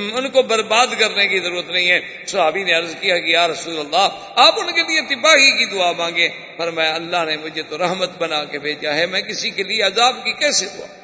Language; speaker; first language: Urdu; native; Urdu